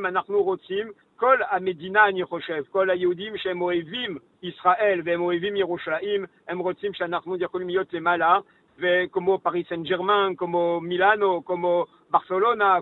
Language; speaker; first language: Hebrew; non-native, learner; French